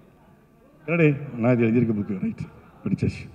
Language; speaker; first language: Tamil; native; Tamil